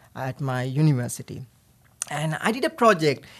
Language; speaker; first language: English; non-native, local second language; Sinhala